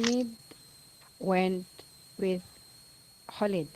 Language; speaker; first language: English; non-native, learner; Urdu